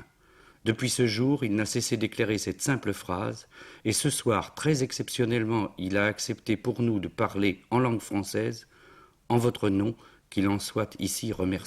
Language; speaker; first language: French; native; French